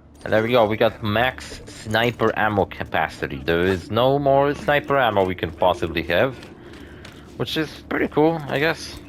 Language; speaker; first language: English; non-native, fluent; Polish